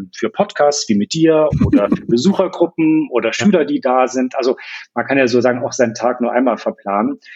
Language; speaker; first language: German; native; German